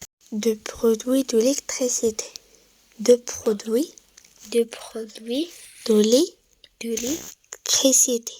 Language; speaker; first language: French; non-native, local second language; Arabic